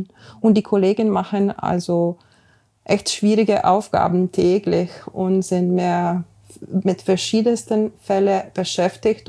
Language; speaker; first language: German; non-native, fluent; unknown